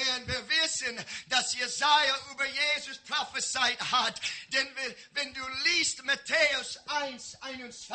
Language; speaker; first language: German; non-native, learner; English